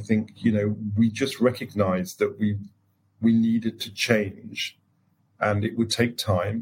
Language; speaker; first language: English; native; English